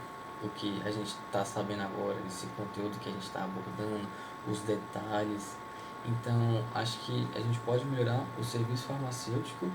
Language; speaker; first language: Portuguese; native; Portuguese